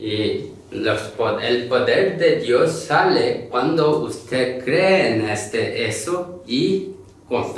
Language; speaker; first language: Spanish; non-native, learner; Korean